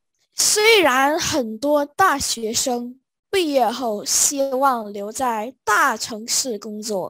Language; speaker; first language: Chinese; non-native, fluent; Vietnamese